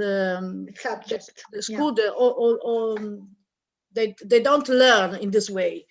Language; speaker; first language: English; non-native, learner; Italian